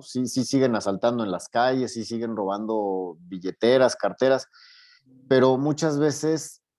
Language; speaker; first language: Spanish; native; Spanish